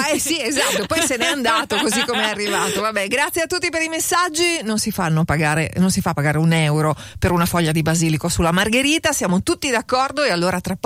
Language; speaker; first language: Italian; native; Italian